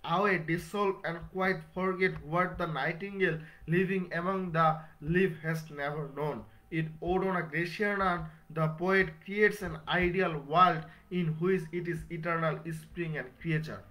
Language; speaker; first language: English; non-native, local second language; Bangla